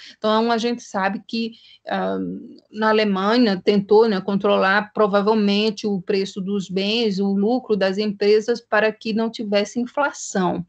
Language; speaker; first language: Portuguese; native; Portuguese